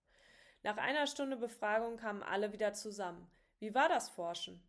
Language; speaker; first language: German; native; German